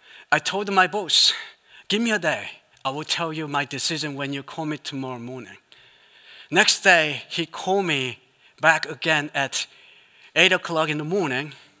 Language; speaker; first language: English; non-native, fluent; Korean